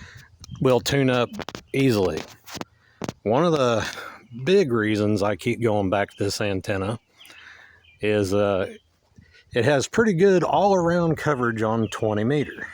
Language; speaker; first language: English; native; English